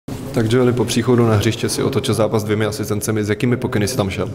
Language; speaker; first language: Czech; native; Czech